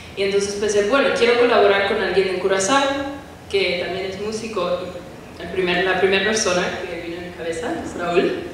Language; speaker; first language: Spanish; non-native, fluent; Papiamento